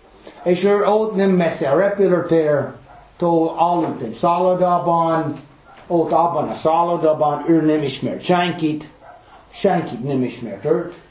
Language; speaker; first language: Hungarian; non-native, fluent; English